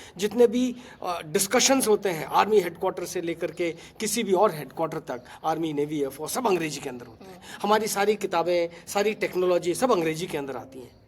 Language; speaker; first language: Hindi; native; Hindi